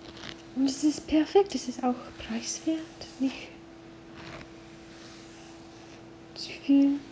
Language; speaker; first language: German; non-native, learner; English